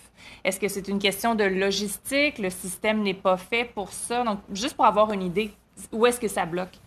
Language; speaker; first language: French; native; French